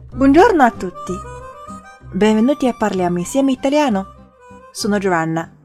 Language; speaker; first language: Italian; non-native, fluent; Chinese